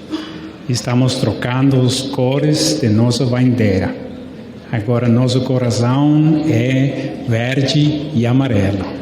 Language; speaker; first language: Portuguese; non-native, learner; Spanish